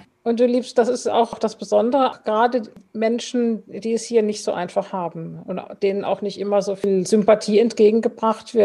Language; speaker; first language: German; native; German